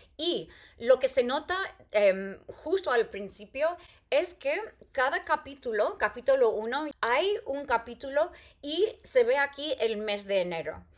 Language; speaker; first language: Spanish; non-native, fluent; English